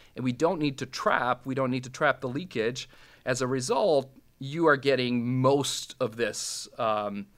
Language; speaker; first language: English; non-native, fluent; Serbian